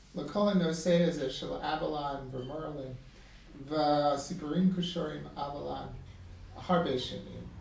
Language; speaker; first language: Hebrew; non-native, fluent; English